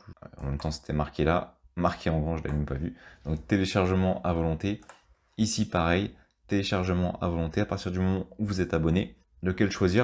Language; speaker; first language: French; native; French